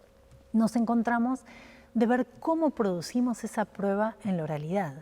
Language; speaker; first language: Spanish; native; Spanish